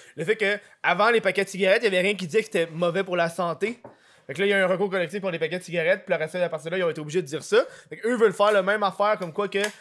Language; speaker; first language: French; native; French